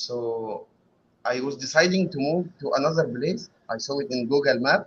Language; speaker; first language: English; non-native, learner; Arabic